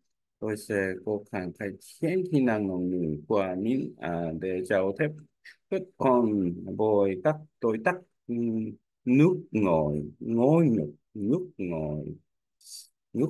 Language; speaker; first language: Vietnamese; non-native, learner; Korean